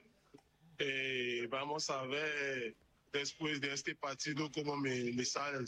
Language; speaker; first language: Spanish; non-native, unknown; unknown